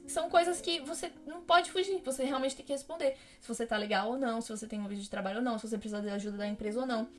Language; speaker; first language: Portuguese; native; Portuguese